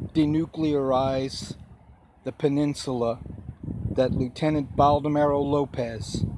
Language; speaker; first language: English; native; English